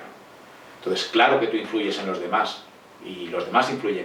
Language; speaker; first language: Spanish; native; Spanish